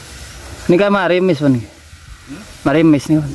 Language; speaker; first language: Indonesian; non-native, local second language; Madurese